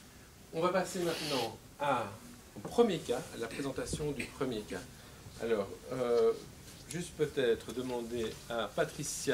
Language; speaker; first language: French; native; French